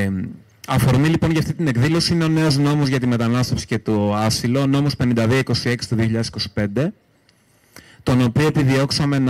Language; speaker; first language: Greek; native; Greek